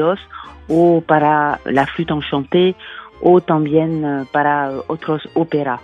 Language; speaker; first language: Spanish; non-native, fluent; French